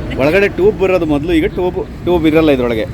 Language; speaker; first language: Kannada; native; Kannada